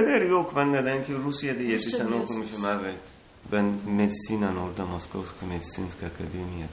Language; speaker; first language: Turkish; non-native, learner; Azerbaijani